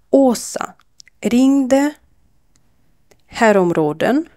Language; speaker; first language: Swedish; non-native, learner; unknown